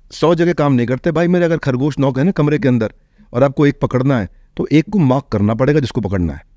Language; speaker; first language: Hindi; native; Hindi